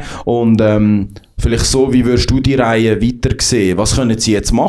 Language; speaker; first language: German; native; German